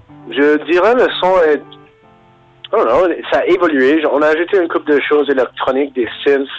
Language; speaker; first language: French; non-native, fluent; English